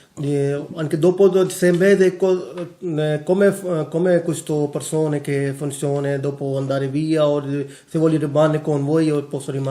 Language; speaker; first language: Italian; non-native, learner; Urdu